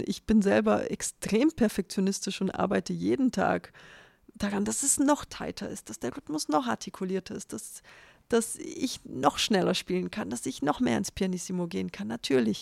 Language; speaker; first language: German; native; German